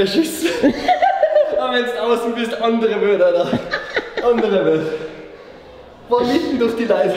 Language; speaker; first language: German; native; German